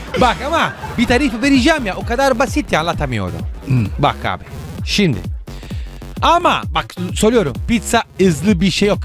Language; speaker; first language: Turkish; non-native, learner; Italian